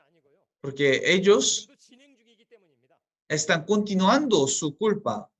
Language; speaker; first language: Spanish; non-native, fluent; Korean